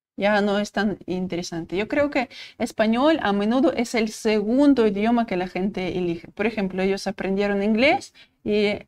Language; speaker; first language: Spanish; non-native, fluent; Russian